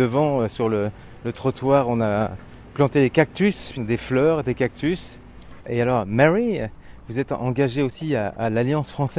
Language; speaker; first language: French; native; French